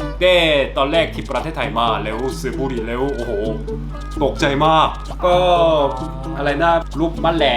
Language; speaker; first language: Thai; non-native, learner; Korean